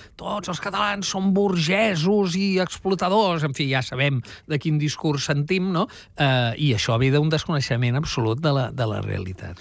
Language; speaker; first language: Catalan; native; Catalan